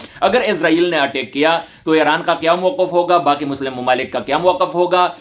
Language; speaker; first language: Urdu; non-native, local second language; Pashto